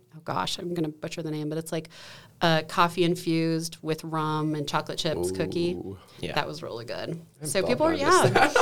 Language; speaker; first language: English; native; English